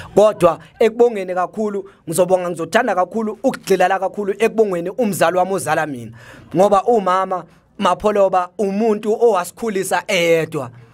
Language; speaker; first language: Zulu; native; Zulu